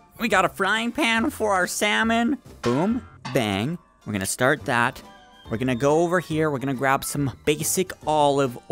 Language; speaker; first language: English; native; English